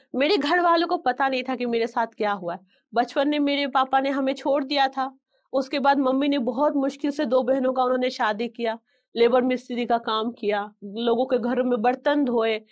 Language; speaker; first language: Hindi; non-native, local second language; Bangla